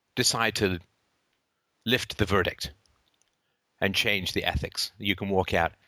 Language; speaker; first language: English; native; English